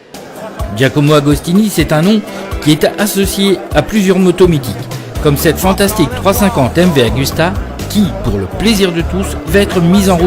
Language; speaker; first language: French; native; French